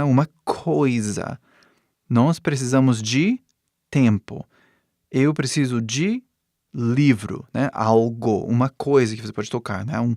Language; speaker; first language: Portuguese; non-native, fluent; English